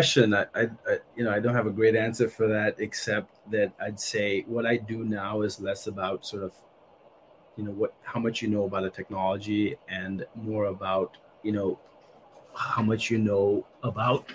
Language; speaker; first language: English; non-native, local second language; Nepali